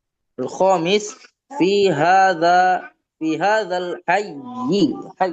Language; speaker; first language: Arabic; non-native, learner; Indonesian